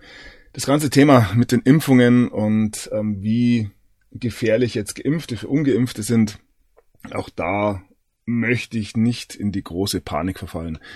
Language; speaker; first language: German; native; German